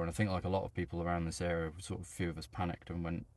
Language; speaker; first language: English; native; English